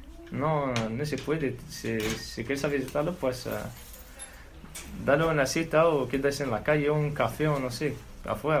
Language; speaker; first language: Spanish; non-native, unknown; Arabic